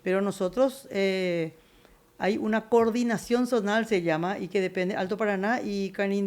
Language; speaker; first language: Spanish; native; Spanish